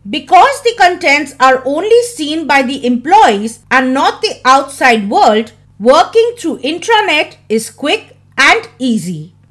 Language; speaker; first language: English; non-native, local second language; Hindi